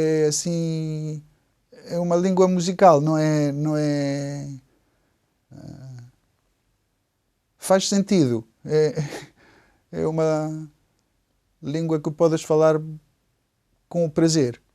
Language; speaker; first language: Portuguese; non-native, fluent; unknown